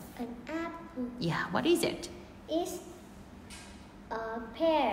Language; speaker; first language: English; non-native, learner; Vietnamese